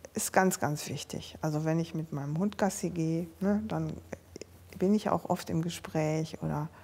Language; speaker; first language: German; native; German